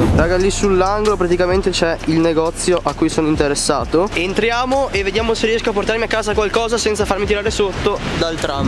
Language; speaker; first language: Italian; native; Italian